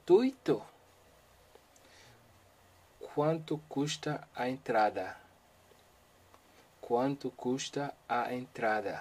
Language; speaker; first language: Portuguese; non-native, learner; Haitian Creole